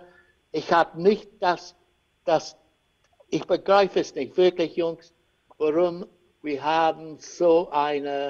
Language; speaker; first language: German; non-native, learner; English